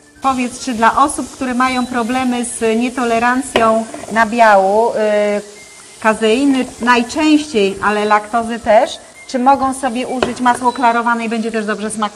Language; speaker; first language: Polish; native; Polish